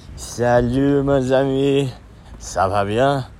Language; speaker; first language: French; non-native, learner; Portuguese